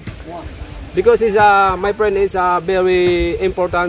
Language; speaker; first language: English; non-native, learner; Filipino